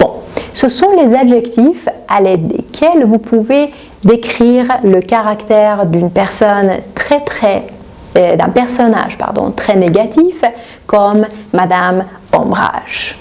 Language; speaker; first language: French; non-native, fluent; Persian